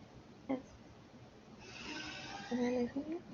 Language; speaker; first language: English; non-native, learner; Spanish